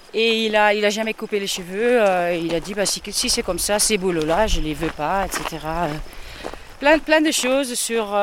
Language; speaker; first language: French; non-native, fluent; Dutch